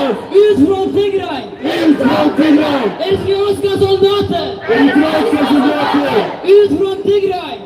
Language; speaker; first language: Swedish; early bilingual, other home language; Tigrinya